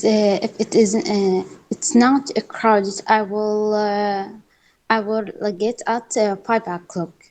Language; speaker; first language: English; non-native, learner; Arabic